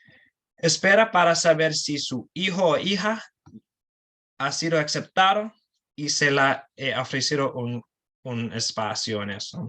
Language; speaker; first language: Spanish; non-native, learner; English